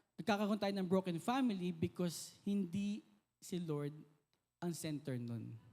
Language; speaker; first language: Filipino; native; Filipino